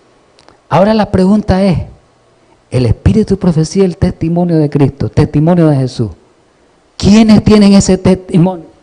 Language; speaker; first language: Spanish; native; Spanish